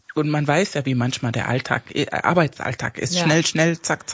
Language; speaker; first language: German; non-native, fluent; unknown